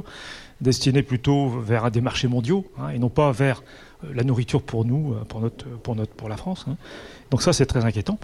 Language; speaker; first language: French; native; French